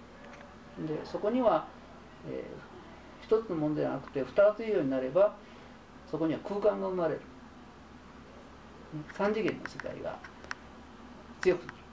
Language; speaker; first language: Japanese; native; Japanese